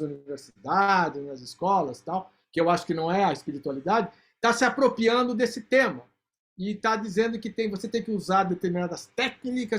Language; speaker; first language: Portuguese; native; Portuguese